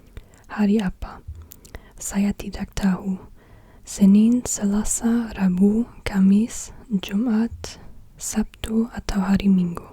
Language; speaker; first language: Indonesian; non-native, learner; English